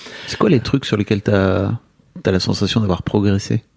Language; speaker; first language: French; native; French